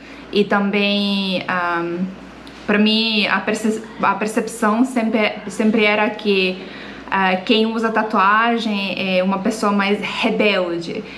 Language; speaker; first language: Portuguese; non-native, fluent; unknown